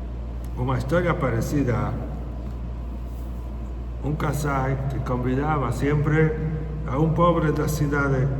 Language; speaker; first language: Portuguese; non-native, fluent; Spanish